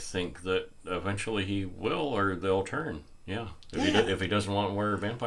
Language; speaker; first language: English; native; English